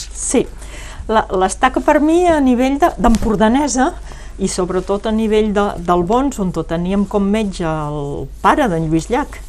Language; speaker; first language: Catalan; non-native, local second language; French